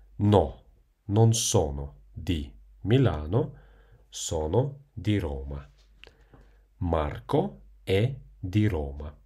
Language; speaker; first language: Italian; non-native, fluent; Russian